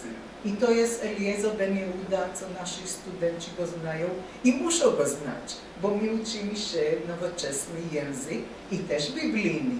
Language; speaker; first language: Polish; non-native, fluent; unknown